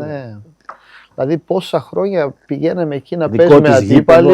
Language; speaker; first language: Greek; non-native, fluent; Portuguese